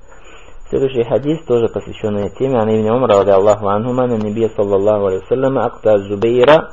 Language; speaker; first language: Russian; native; Russian